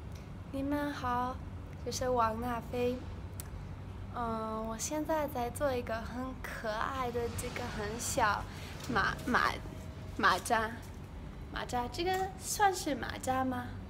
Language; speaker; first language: Chinese; non-native, learner; English